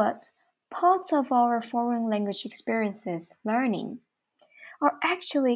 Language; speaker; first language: English; non-native, fluent; Chinese